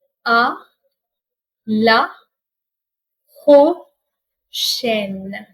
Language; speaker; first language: French; non-native, fluent; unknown